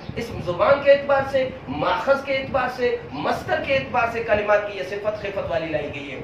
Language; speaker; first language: Urdu; non-native, local second language; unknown